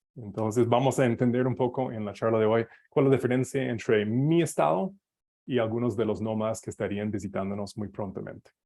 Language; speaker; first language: Spanish; non-native, fluent; English